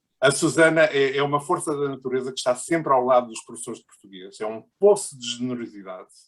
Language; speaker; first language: Portuguese; native; Portuguese